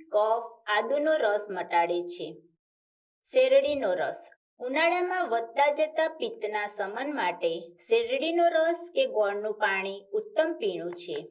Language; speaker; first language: Gujarati; native; Gujarati